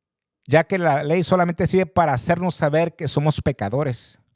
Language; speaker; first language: Spanish; native; Spanish